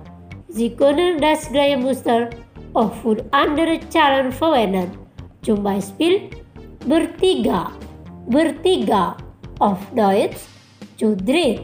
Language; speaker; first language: German; non-native, learner; Indonesian